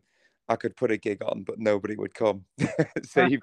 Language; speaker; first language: English; native; English